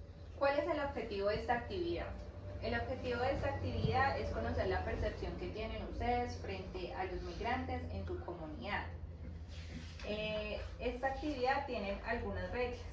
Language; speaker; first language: Spanish; native; Spanish